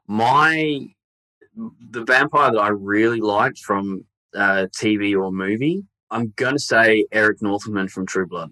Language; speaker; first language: English; native; English